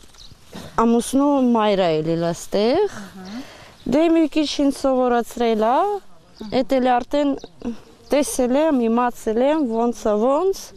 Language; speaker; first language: Armenian; non-native, learner; Russian